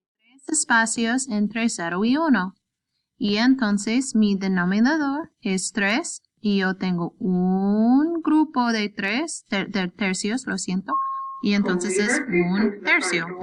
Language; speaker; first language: Spanish; non-native, learner; English